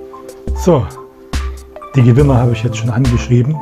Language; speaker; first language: German; native; German